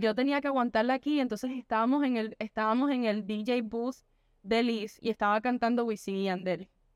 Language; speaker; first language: Spanish; native; Spanish